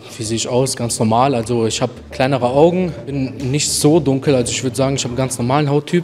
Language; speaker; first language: German; native; German